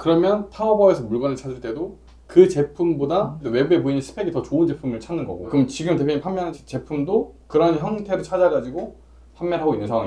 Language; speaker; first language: Korean; native; Korean